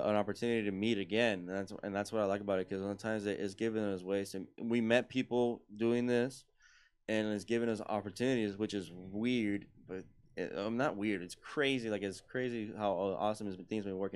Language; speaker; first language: English; early bilingual, other home language; Spanish